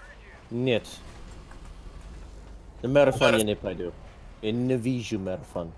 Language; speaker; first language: Russian; non-native, learner; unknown